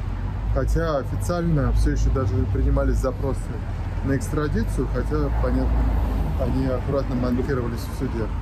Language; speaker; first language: Russian; native; Russian